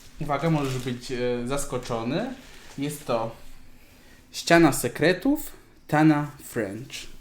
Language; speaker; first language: Polish; native; Polish